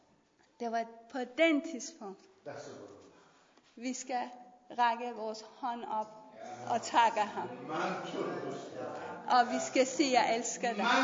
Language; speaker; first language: Danish; non-native, learner; Persian